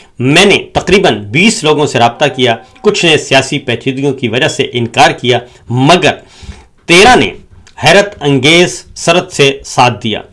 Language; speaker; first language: Urdu; native; Urdu